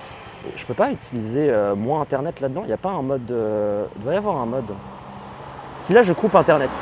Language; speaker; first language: French; native; French